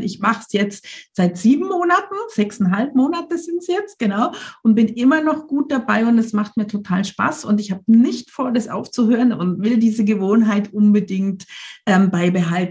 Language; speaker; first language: German; native; German